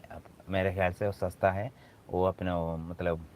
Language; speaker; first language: Hindi; non-native, local second language; Malayalam